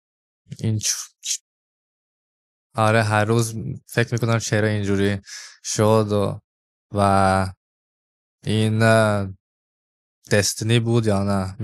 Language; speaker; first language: Persian; early bilingual, heritage; English